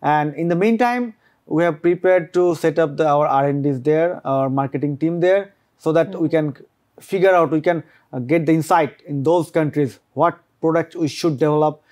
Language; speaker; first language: English; non-native, local second language; Bangla